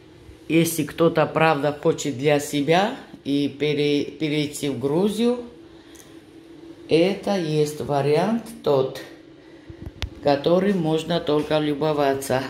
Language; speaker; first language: Russian; non-native, fluent; Georgian